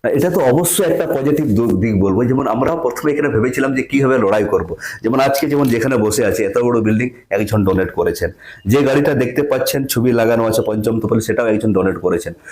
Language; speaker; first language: Bangla; non-native, local second language; Santali